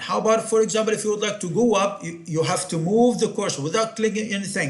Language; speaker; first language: English; non-native, fluent; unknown